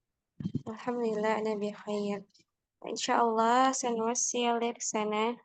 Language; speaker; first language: Arabic; non-native, fluent; Indonesian